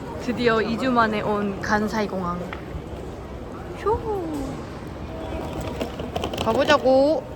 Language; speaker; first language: Korean; native; Korean